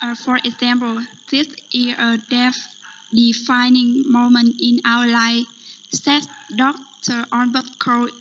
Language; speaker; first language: English; non-native, learner; Vietnamese